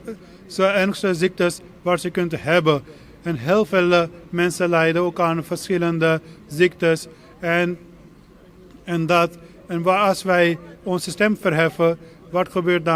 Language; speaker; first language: Dutch; non-native, fluent; Punjabi